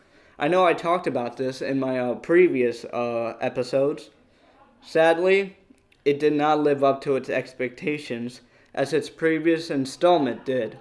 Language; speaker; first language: English; native; English